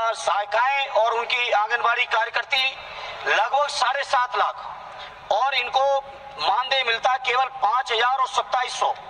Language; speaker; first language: Hindi; native; Hindi